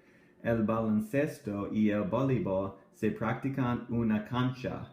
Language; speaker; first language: Spanish; non-native, fluent; English